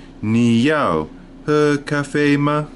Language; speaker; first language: Chinese; non-native, learner; English